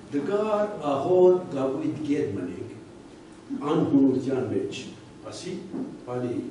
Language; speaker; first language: Armenian; early bilingual, heritage; Armenian